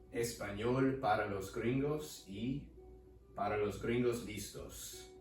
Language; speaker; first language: Spanish; non-native, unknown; English